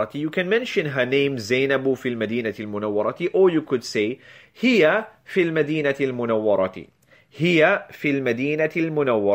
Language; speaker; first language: Arabic; non-native, fluent; English